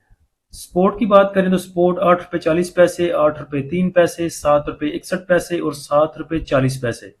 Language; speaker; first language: Hindi; native; Hindi